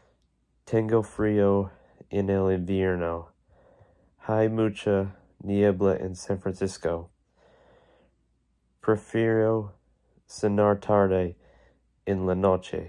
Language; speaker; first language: Spanish; non-native, learner; English